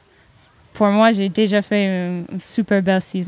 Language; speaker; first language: French; non-native, learner; English